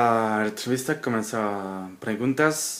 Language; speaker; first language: Spanish; non-native, learner; French